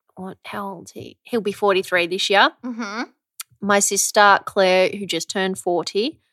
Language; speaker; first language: English; native; English